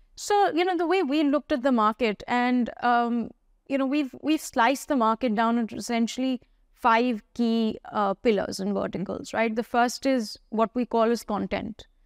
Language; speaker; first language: English; non-native, local second language; Hindi